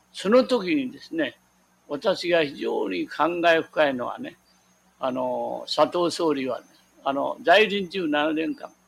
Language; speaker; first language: Japanese; non-native, local second language; Min Nan Chinese